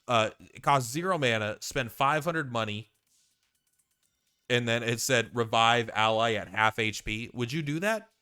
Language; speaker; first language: English; native; English